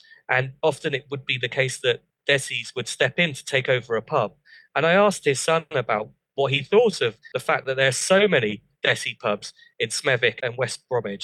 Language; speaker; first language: English; native; English